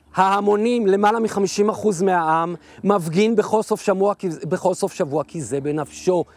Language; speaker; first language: Hebrew; native; Hebrew